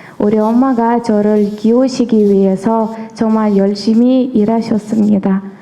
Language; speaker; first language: Korean; non-native, learner; Uzbek